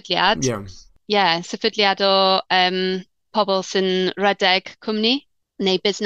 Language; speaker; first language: Welsh; non-native, learner; English